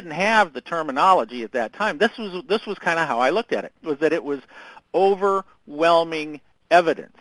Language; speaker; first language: English; native; English